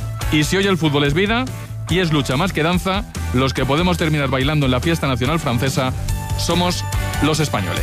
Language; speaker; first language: Spanish; native; Spanish